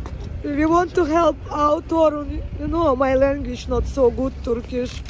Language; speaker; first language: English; non-native, learner; Ukrainian